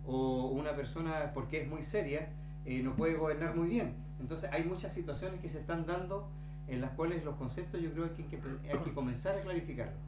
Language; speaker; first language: Spanish; native; Spanish